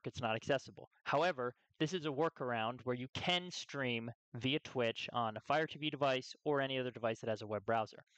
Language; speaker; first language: English; native; English